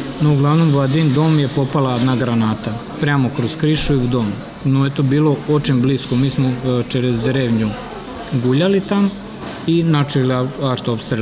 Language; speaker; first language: Russian; non-native, learner; Serbian